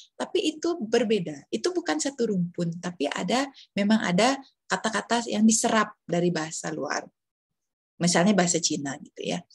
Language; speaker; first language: Indonesian; native; Indonesian